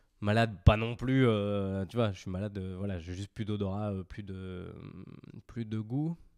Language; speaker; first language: French; native; French